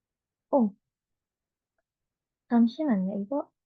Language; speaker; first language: Korean; non-native, fluent; Indonesian